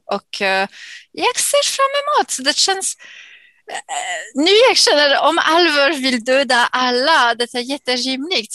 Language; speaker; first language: Swedish; non-native, fluent; English